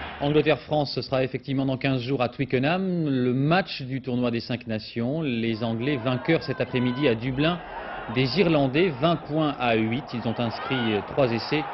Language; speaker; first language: French; native; French